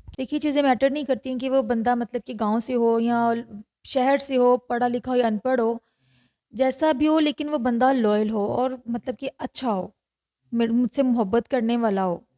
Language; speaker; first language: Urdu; native; Urdu